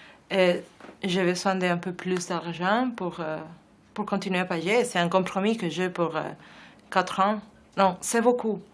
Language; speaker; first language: French; non-native, learner; Spanish